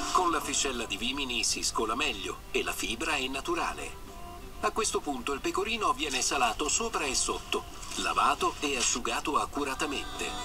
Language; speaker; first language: Italian; native; Italian